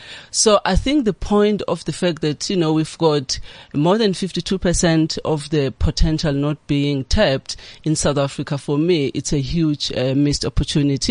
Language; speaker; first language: English; non-native, local second language; Zulu